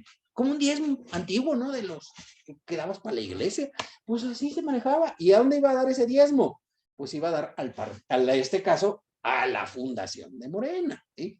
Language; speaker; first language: Spanish; native; Spanish